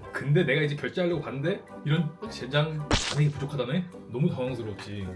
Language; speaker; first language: Korean; native; Korean